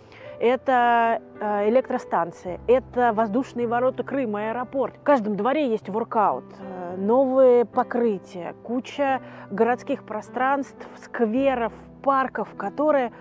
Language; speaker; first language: Russian; native; Russian